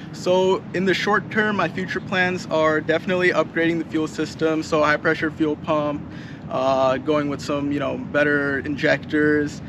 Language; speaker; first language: English; native; English